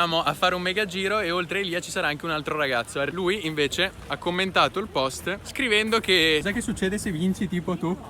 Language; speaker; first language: Italian; native; Italian